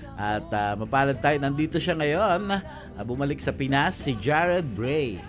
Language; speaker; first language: Filipino; native; Filipino